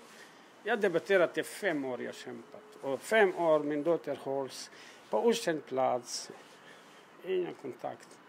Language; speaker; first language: Swedish; non-native, learner; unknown